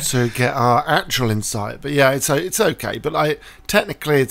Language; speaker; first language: English; native; English